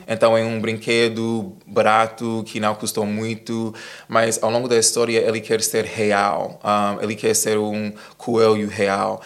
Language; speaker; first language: Portuguese; non-native, fluent; English